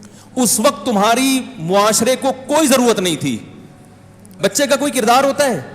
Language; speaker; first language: Urdu; native; Urdu